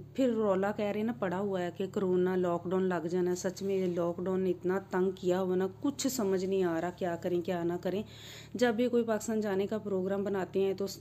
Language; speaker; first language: Urdu; non-native, local second language; Punjabi